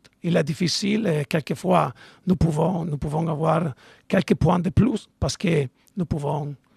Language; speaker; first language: French; non-native, fluent; Italian